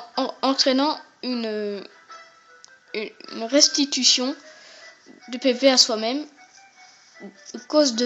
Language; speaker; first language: French; native; French